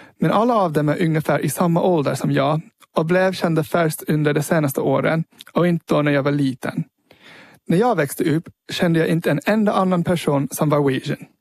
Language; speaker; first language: Swedish; early bilingual, heritage; Swedish